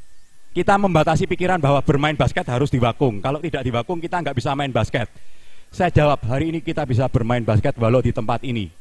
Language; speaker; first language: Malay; non-native, local second language; Javanese